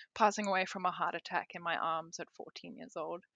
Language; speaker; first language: English; native; English